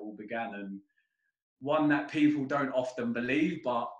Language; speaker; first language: English; native; English